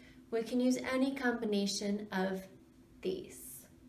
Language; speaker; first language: English; native; English